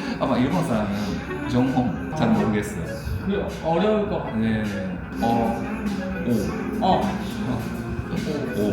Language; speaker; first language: Korean; non-native, learner; Japanese